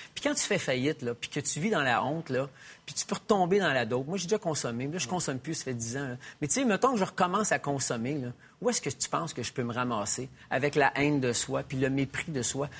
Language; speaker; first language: French; native; French